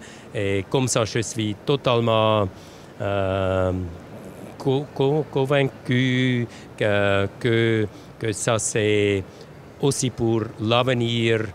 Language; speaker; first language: French; non-native, local second language; German